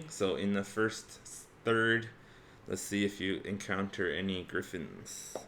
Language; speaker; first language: English; native; English